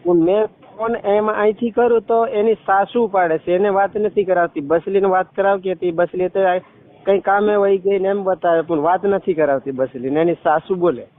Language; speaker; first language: Gujarati; non-native, local second language; Rathawi